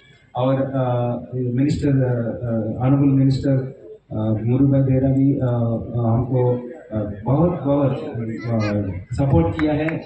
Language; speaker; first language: Hindi; non-native, local second language; Telugu